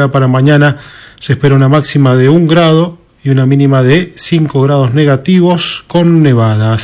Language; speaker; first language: Spanish; native; Spanish